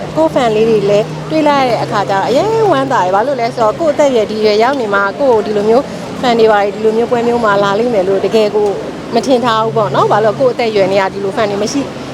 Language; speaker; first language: Burmese; native; Burmese